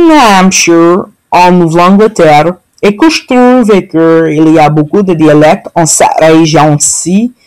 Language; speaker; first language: French; early bilingual, heritage; French